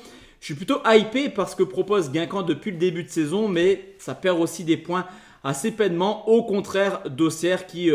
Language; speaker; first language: French; native; French